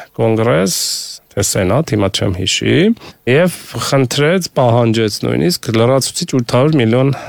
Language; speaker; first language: Armenian; native; Armenian